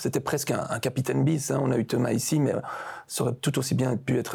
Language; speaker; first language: French; native; French